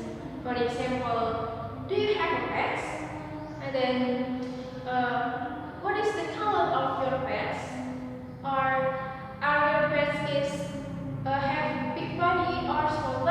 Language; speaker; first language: English; non-native, learner; Indonesian